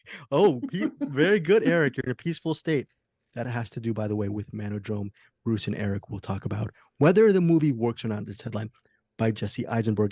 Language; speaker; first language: English; native; English